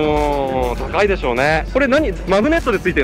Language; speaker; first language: Japanese; native; Japanese